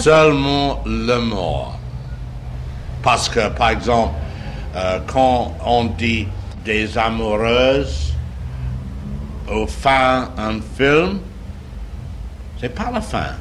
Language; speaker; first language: French; non-native, learner; English